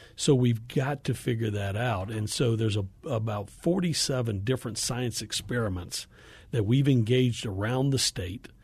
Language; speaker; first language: English; native; English